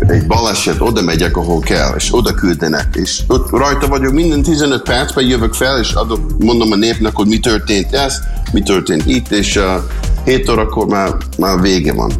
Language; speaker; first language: Hungarian; early bilingual, heritage; English